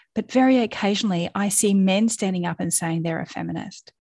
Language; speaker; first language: English; native; English